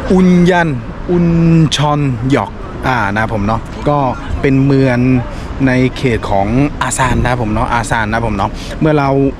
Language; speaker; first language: Thai; native; Thai